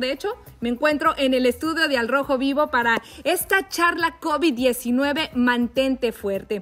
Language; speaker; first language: Spanish; native; Spanish